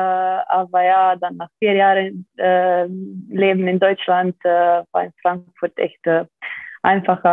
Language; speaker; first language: German; non-native, fluent; Slovenian